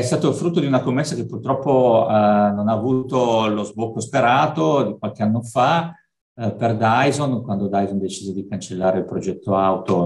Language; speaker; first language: Italian; native; Italian